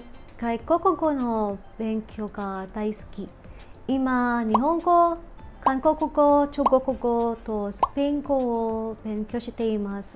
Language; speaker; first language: Japanese; non-native, learner; Filipino